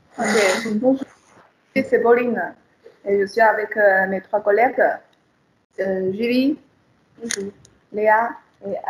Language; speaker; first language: French; non-native, fluent; Chinese